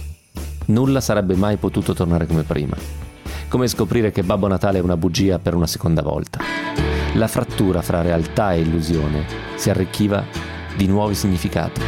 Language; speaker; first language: Italian; native; Italian